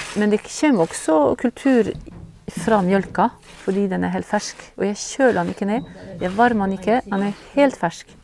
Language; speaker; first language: Norwegian; non-native, fluent; French